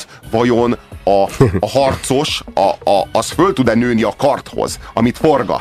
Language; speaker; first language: Hungarian; native; Hungarian